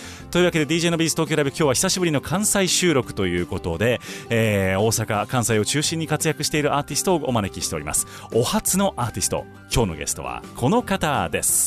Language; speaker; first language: Japanese; native; Japanese